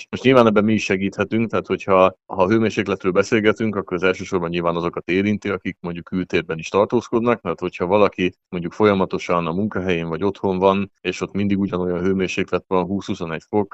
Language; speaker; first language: Hungarian; native; Hungarian